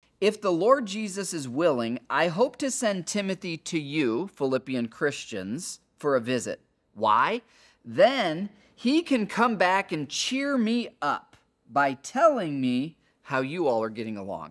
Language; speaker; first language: English; native; English